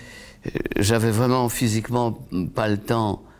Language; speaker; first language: French; non-native, fluent; Polish